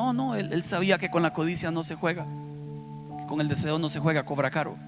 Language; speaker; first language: Spanish; native; Spanish